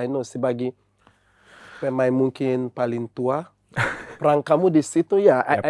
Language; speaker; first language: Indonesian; non-native, fluent; English